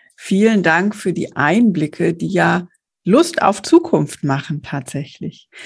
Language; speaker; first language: German; native; German